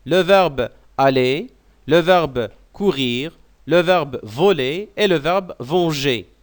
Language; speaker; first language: French; non-native, local second language; Arabic